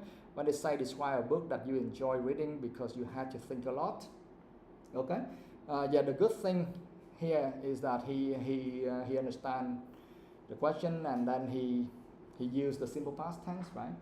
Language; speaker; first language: English; non-native, fluent; Vietnamese